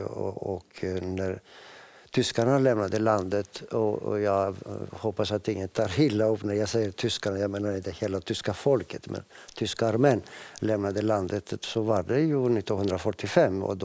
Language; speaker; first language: Swedish; non-native, fluent; Greek